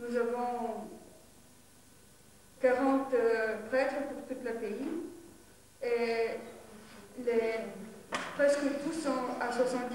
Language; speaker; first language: French; non-native, fluent; Bulgarian